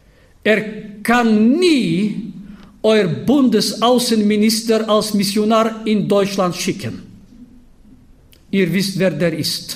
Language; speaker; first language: German; non-native, fluent; Bulgarian